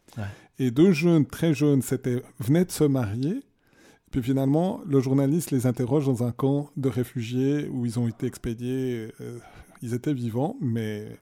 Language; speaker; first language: French; native; French